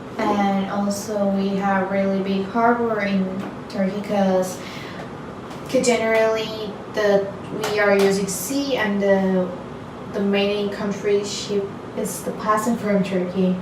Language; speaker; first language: English; non-native, learner; Turkish